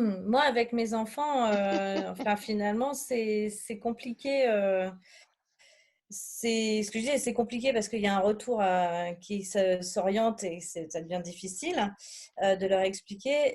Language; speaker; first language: French; native; French